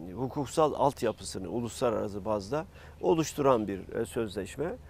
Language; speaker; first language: Turkish; native; Turkish